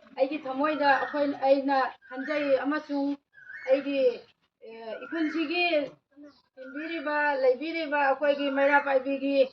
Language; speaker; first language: Manipuri; native; Manipuri